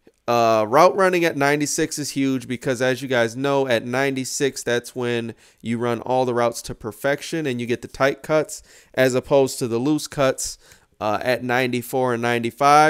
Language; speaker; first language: English; native; English